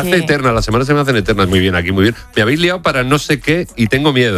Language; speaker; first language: Spanish; native; Spanish